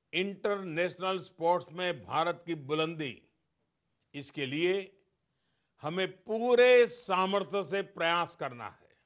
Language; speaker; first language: Hindi; non-native, local second language; Gujarati